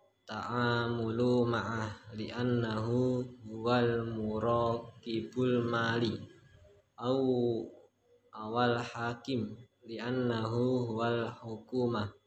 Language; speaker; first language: Arabic; non-native, learner; Indonesian